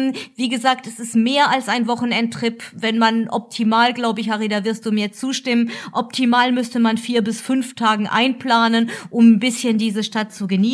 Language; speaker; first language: German; native; German